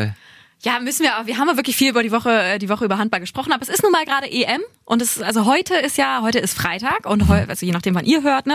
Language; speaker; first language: German; native; German